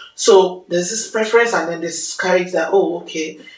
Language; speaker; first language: English; non-native, local second language; Yoruba